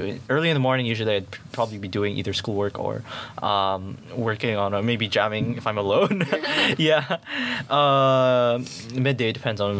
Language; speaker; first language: English; non-native, local second language; Filipino